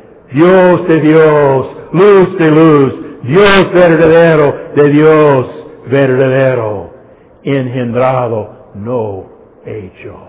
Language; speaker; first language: Spanish; non-native, fluent; English